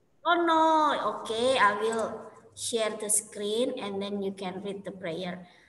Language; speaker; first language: English; non-native, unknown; Indonesian